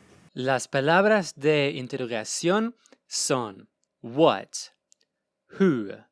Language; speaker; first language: Spanish; non-native, fluent; English